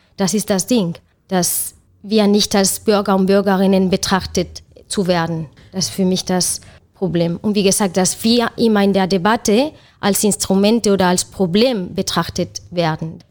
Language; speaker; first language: German; non-native, fluent; Spanish